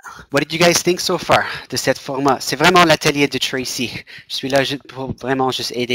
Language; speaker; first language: French; non-native, fluent; English